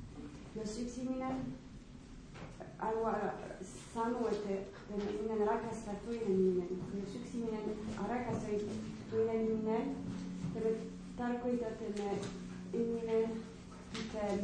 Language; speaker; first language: Finnish; non-native, learner; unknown